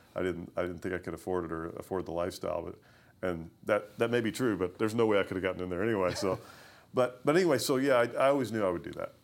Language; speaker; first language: English; native; English